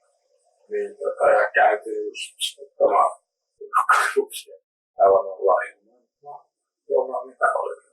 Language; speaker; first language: Finnish; non-native, learner; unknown